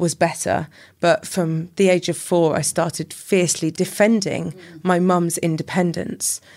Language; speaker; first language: English; native; English